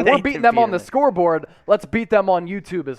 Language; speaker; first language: English; native; English